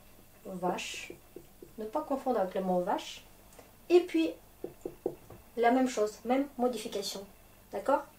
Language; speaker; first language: French; non-native, fluent; Russian